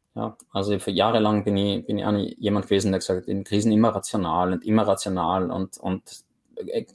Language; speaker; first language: German; native; German